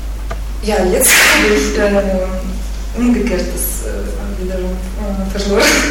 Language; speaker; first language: German; non-native, fluent; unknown